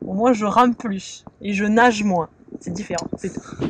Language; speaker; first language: French; native; French